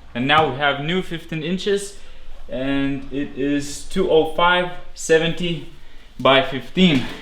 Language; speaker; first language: English; non-native, fluent; Lithuanian